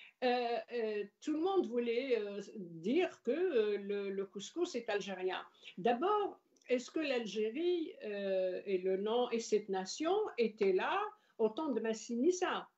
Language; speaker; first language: French; non-native, local second language; Arabic